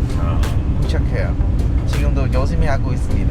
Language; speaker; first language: Korean; non-native, learner; Khmer